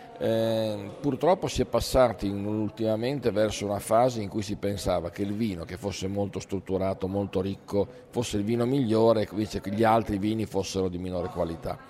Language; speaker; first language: Italian; native; Italian